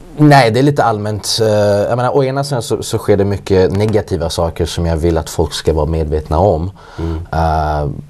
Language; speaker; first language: Swedish; early bilingual, other home language; Persian